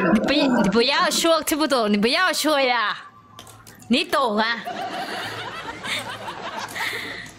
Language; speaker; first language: Chinese; non-native, learner; Vietnamese